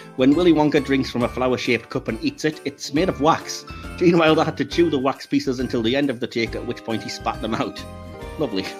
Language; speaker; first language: English; native; English